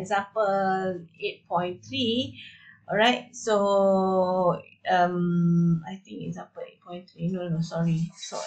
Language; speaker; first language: English; non-native, local second language; Malay